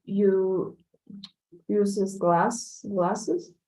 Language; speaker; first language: English; non-native, learner; Spanish